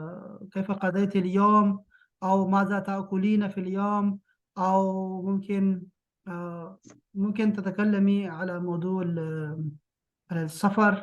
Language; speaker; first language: Arabic; non-native, fluent; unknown